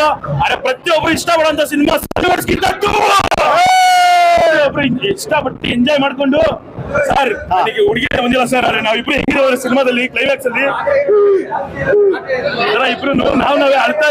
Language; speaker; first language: Kannada; native; Kannada